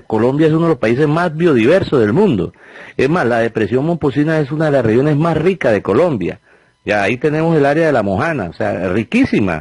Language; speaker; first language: Spanish; native; Spanish